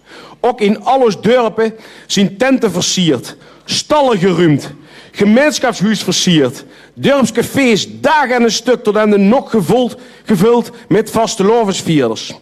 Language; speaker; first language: Dutch; native; Dutch